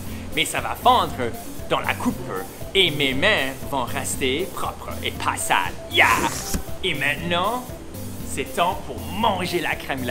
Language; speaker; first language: French; non-native, learner; English